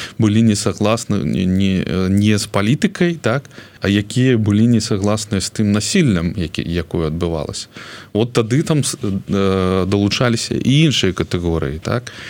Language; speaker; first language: Belarusian; non-native, local second language; Russian